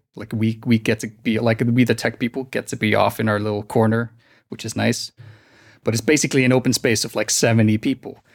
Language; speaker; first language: English; non-native, fluent; Icelandic